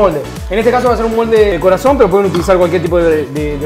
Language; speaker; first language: Spanish; native; Spanish